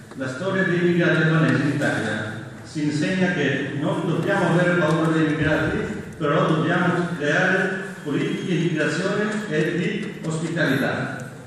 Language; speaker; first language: Italian; non-native, fluent; Albanian